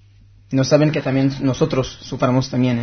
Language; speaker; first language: Spanish; non-native, learner; Hebrew